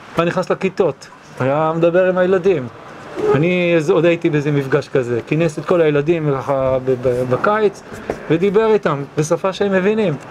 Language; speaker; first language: Hebrew; early bilingual, other home language; English